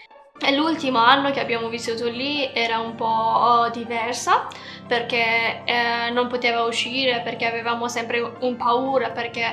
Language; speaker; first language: Italian; non-native, learner; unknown